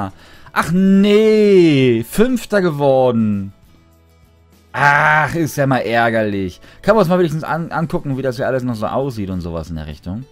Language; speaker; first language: German; native; German